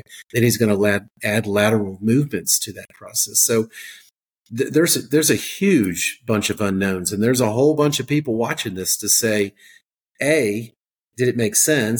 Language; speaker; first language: English; native; English